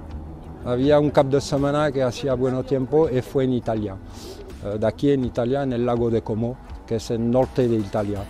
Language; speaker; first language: Spanish; non-native, fluent; French